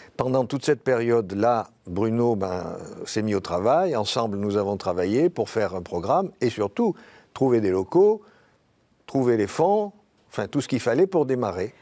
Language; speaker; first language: French; native; French